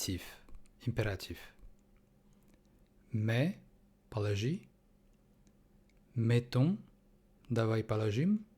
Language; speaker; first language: French; non-native, fluent; Russian